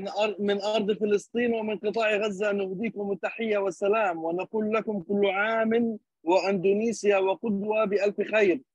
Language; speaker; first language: Arabic; native; Arabic